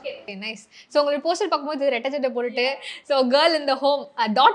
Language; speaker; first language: Tamil; native; Tamil